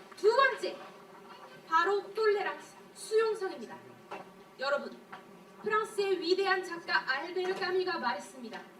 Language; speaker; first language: Korean; early bilingual, heritage; Korean